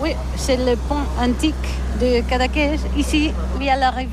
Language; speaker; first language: French; non-native, learner; Catalan